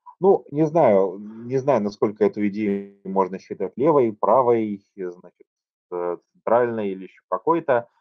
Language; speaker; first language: Russian; native; Russian